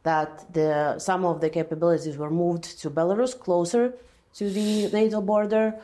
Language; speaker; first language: English; non-native, fluent; Latvian